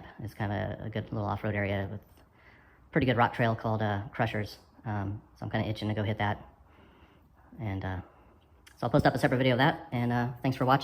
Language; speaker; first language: English; native; English